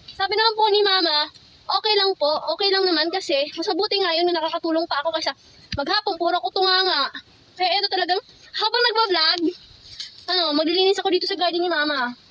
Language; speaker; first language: Filipino; non-native, local second language; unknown